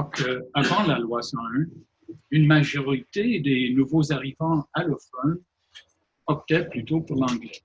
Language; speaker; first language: French; native; French